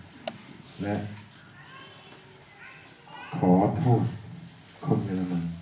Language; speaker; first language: Thai; non-native, fluent; German